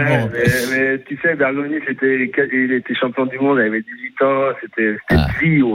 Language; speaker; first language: French; native; French